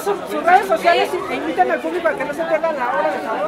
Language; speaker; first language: Spanish; native; Spanish